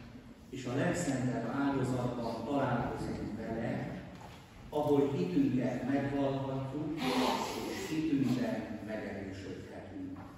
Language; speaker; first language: Hungarian; native; Hungarian